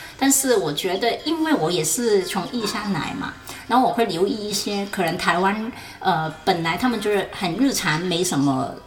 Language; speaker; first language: Chinese; non-native, fluent; Cantonese